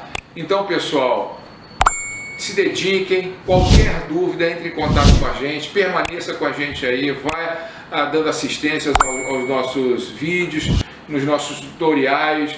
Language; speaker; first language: Portuguese; native; Portuguese